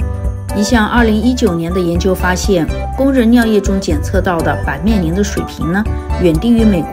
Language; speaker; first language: Chinese; native; Chinese